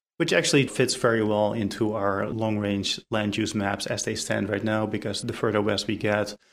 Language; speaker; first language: English; non-native, fluent; Dutch